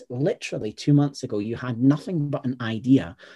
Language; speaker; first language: English; native; English